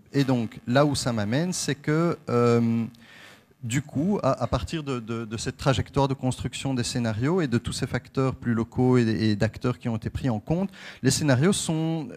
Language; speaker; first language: French; native; French